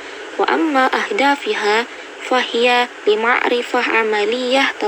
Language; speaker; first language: Arabic; non-native, learner; Indonesian